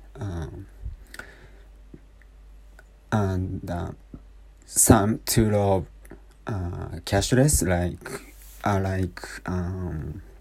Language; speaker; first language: English; non-native, learner; Japanese